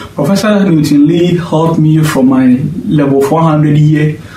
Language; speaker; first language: English; non-native, local second language; Akan